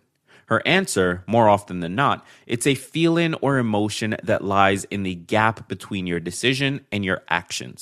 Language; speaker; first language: English; native; English